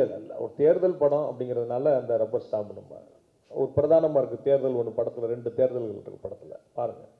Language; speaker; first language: Tamil; native; Tamil